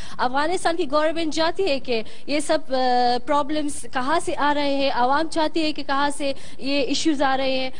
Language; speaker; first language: Urdu; non-native, fluent; Persian